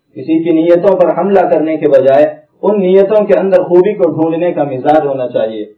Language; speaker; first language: Urdu; native; Urdu